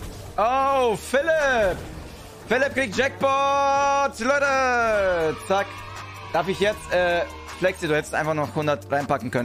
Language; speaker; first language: German; native; German